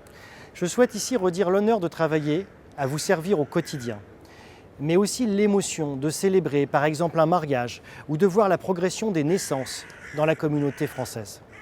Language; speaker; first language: French; native; French